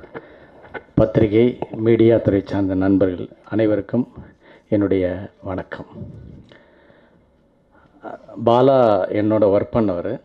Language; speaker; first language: Tamil; native; Tamil